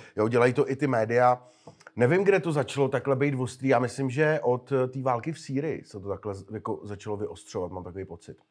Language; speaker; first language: Czech; native; Czech